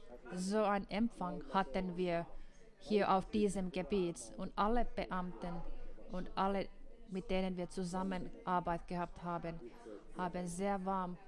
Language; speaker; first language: German; non-native, fluent; Finnish